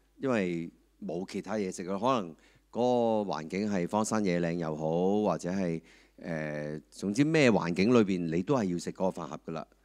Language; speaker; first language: Cantonese; native; Cantonese